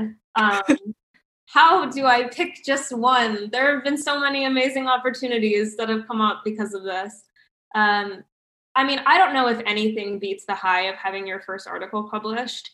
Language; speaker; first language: English; native; English